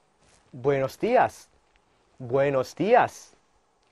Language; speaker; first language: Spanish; non-native, fluent; Korean